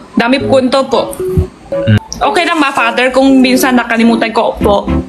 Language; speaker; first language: Filipino; non-native, learner; Chinese